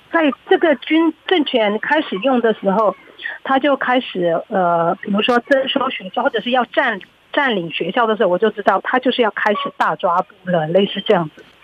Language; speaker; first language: Chinese; early bilingual, heritage; Chinese